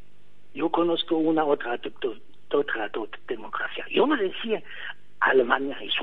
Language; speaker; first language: Spanish; non-native, learner; German